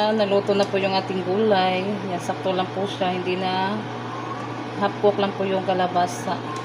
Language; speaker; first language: Filipino; non-native, local second language; Cebuano